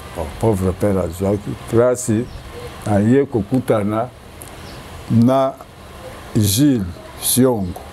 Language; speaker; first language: Lingala; native; Lingala